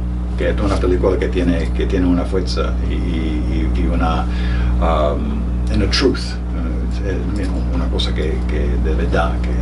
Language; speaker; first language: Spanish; early bilingual, heritage; Spanish